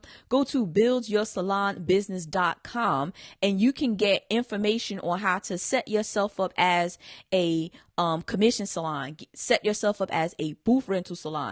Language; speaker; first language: English; native; English